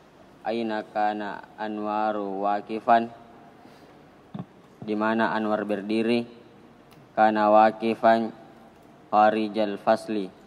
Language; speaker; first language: Arabic; non-native, learner; Indonesian